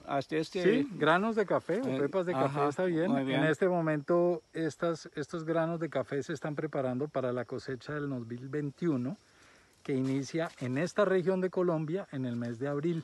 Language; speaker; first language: Spanish; native; Spanish